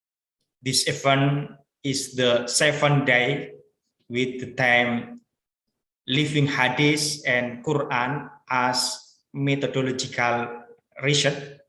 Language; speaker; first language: English; non-native, learner; Indonesian